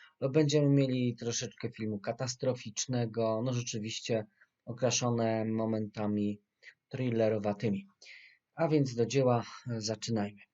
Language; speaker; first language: Polish; native; Polish